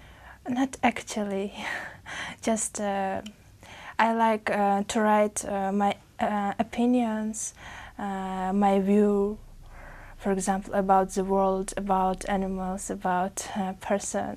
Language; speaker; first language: English; non-native, learner; Uzbek